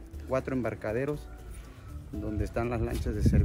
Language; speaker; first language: Spanish; native; Spanish